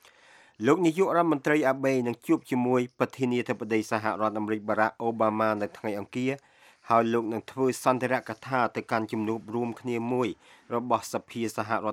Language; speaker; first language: Khmer; native; Khmer